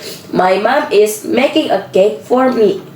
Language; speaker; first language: English; non-native, learner; Indonesian